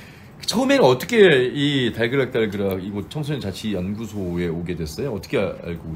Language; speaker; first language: Korean; native; Korean